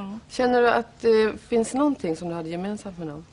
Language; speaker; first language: Swedish; native; Swedish